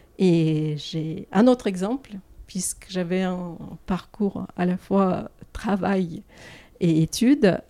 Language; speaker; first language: French; non-native, fluent; Russian